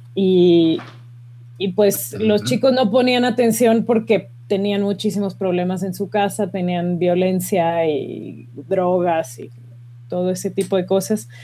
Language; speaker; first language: Spanish; native; Spanish